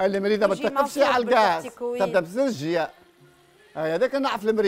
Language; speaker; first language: Arabic; native; Arabic